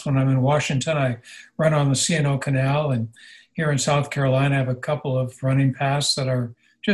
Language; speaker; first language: English; native; English